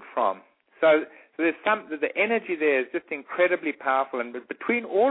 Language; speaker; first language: English; native; English